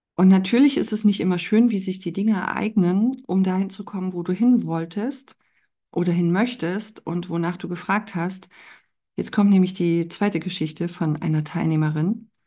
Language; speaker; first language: German; native; German